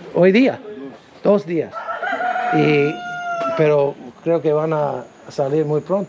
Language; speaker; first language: Spanish; non-native, learner; English